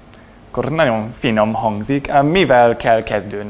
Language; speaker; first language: Hungarian; non-native, learner; English